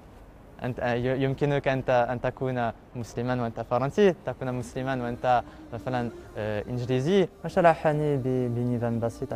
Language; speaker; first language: Arabic; non-native, learner; French